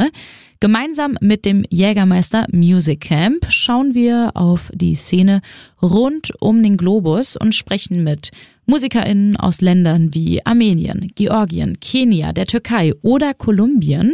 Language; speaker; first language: German; native; German